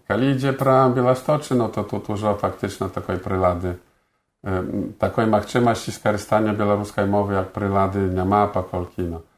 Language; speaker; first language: Polish; non-native, local second language; Belarusian